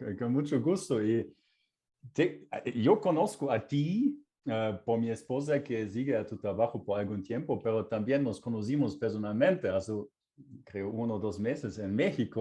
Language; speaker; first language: Spanish; non-native, fluent; German